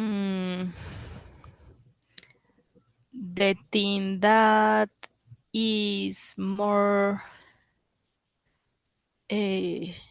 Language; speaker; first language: English; non-native, learner; Spanish